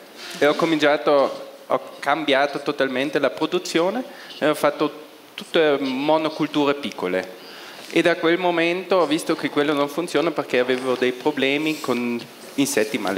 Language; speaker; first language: Italian; non-native, local second language; German